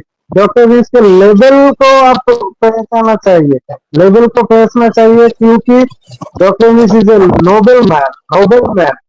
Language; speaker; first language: Hindi; non-native, fluent; Bangla